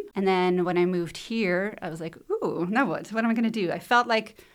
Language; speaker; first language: English; non-native, fluent; Dutch